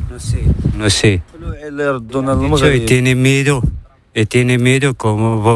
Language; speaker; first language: Spanish; non-native, learner; Arabic